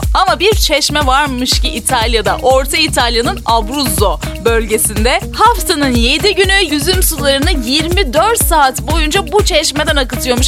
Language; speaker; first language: Turkish; native; Turkish